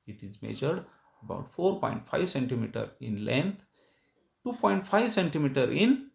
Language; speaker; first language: English; non-native, local second language; Marathi